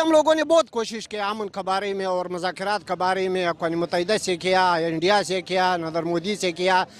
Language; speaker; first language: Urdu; non-native, local second language; Pashto